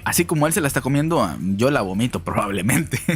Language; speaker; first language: Spanish; native; Spanish